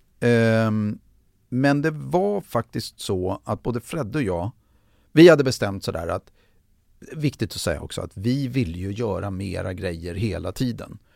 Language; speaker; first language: Swedish; native; Swedish